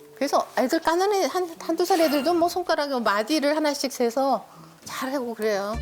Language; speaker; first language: Korean; native; Korean